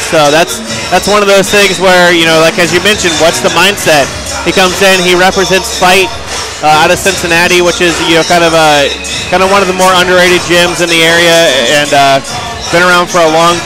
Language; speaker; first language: English; native; English